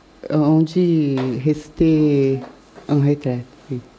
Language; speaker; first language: French; non-native, learner; Portuguese